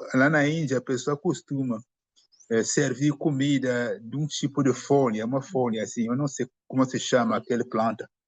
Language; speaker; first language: Portuguese; non-native, fluent; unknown